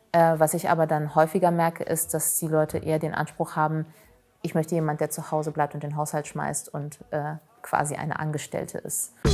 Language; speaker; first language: German; early bilingual, other home language; Turkish